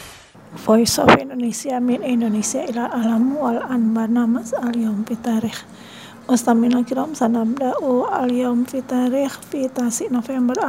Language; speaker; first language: Arabic; non-native, learner; Indonesian